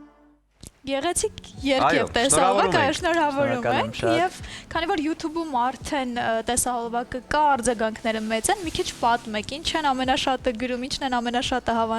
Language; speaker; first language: Armenian; native; Armenian